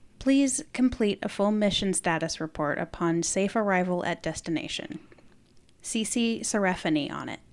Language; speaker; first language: English; native; English